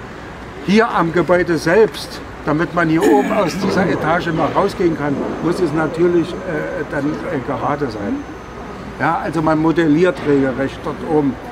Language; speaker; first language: German; native; German